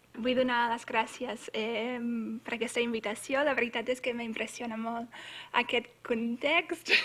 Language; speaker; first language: Catalan; non-native, fluent; English